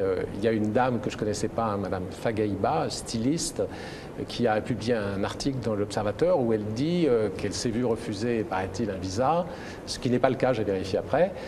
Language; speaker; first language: French; native; French